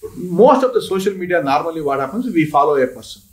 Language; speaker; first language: English; non-native, local second language; Kannada